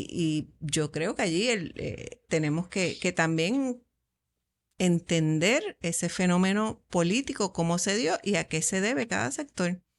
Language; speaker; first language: Spanish; native; Spanish